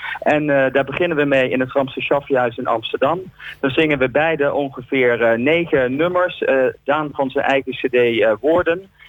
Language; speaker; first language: Dutch; native; Dutch